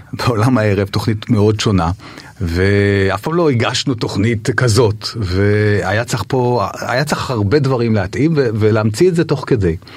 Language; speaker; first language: Hebrew; native; Hebrew